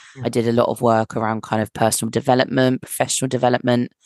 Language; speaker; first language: English; native; English